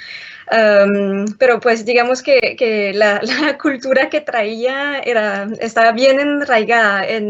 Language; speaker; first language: Spanish; non-native, fluent; French